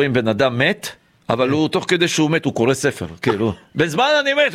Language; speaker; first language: Hebrew; native; Hebrew